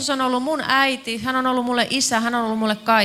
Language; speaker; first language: Finnish; native; Finnish